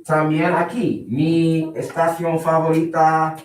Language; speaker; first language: Spanish; non-native, fluent; English